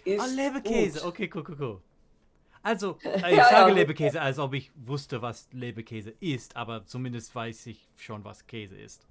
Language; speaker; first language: German; non-native, learner; English